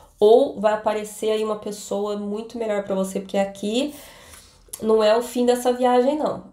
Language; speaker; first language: Portuguese; native; Portuguese